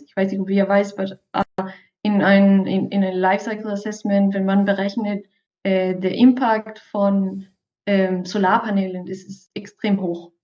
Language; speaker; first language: German; non-native, fluent; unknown